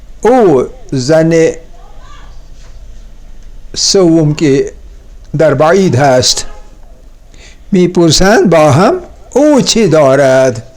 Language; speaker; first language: Persian; non-native, fluent; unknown